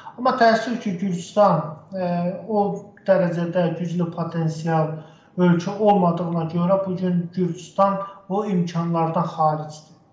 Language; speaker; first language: Azerbaijani; native; Azerbaijani